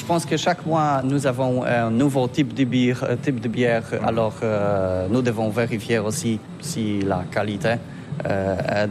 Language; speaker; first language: French; non-native, learner; Polish